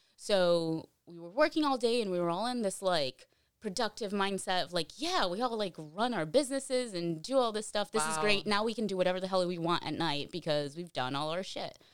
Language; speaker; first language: English; early bilingual, other home language; Portuguese